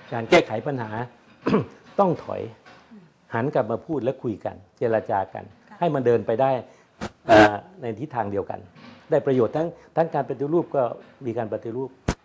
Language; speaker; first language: Thai; native; Thai